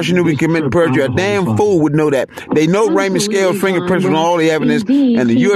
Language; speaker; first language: English; native; English